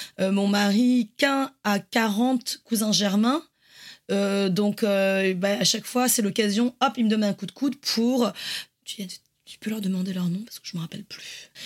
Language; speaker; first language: French; native; French